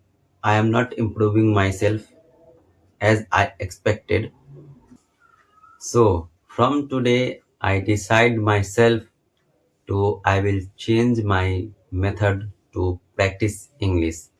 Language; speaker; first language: English; non-native, learner; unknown